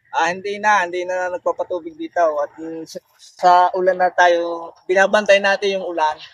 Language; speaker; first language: Filipino; native; Filipino